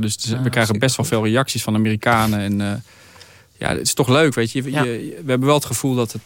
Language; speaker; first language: Dutch; native; Dutch